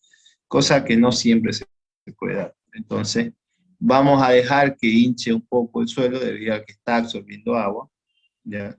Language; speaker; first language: Spanish; native; Spanish